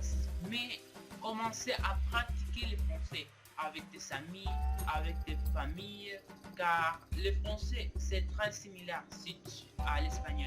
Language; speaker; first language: French; non-native, learner; Spanish